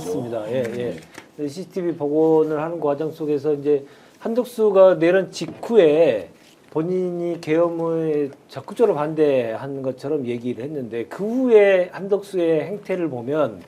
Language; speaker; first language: Korean; native; Korean